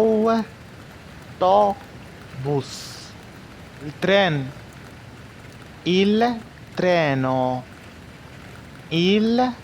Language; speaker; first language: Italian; non-native, fluent; Arabic